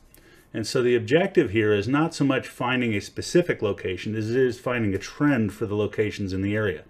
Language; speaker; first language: English; native; English